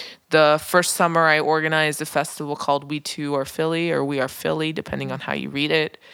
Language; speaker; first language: English; non-native, local second language; Spanish